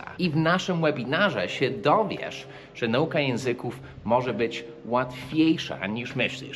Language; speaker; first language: Polish; early bilingual, heritage; English